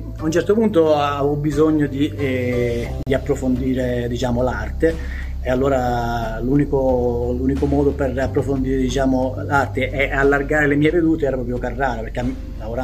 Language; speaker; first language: Italian; native; Italian